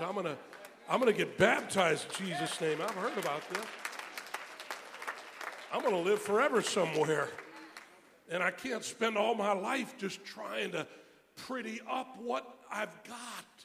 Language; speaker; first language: English; native; English